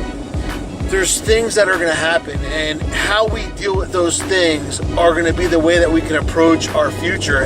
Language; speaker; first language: English; native; English